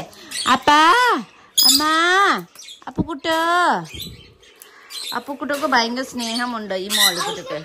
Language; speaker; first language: Malayalam; non-native, learner; Nepali